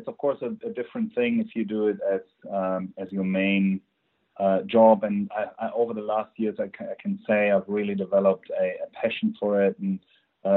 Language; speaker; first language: English; non-native, fluent; German